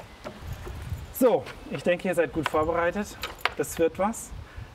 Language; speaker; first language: German; native; German